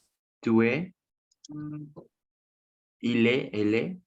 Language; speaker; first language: French; non-native, learner; Spanish